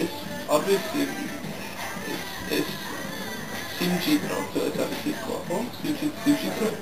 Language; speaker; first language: Georgian; non-native, learner; English